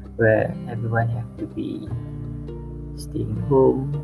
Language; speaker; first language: English; non-native, local second language; Malay